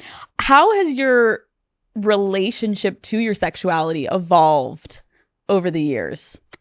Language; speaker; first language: English; native; English